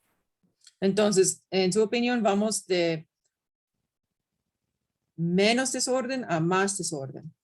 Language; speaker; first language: Spanish; non-native, fluent; English